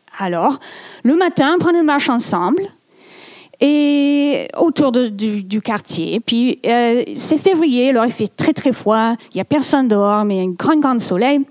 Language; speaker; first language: French; non-native, fluent; English